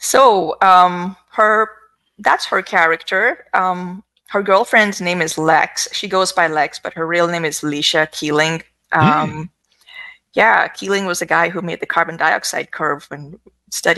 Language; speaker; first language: English; non-native, local second language; Urdu